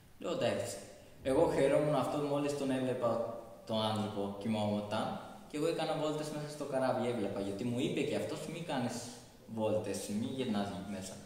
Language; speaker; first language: Greek; non-native, fluent; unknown